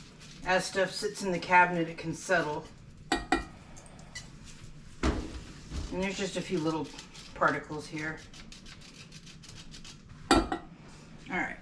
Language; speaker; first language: English; native; English